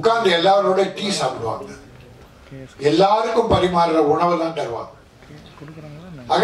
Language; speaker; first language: Tamil; native; Tamil